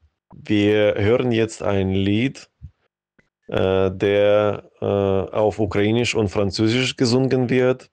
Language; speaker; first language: German; non-native, fluent; Ukrainian